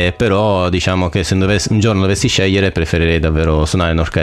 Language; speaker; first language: Italian; native; Italian